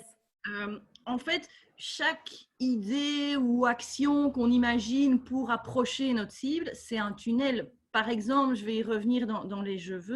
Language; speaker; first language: French; native; French